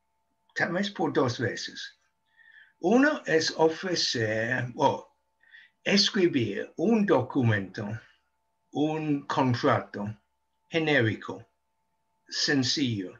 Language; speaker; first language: Spanish; non-native, fluent; English